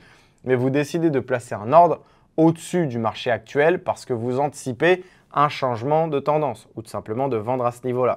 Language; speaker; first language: French; native; French